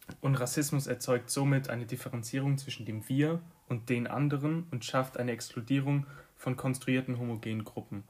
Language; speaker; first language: German; early bilingual, other home language; Albanian